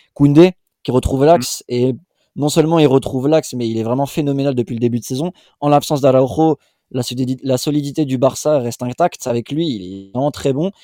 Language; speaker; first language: French; native; French